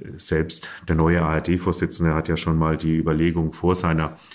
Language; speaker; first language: German; native; German